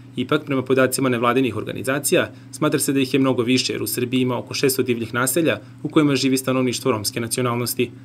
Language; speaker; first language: Serbian; native; Serbian